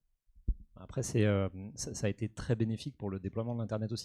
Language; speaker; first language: French; native; French